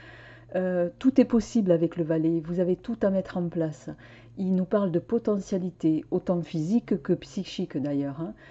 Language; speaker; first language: French; native; French